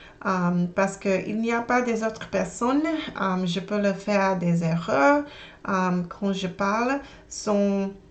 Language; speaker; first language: French; non-native, learner; English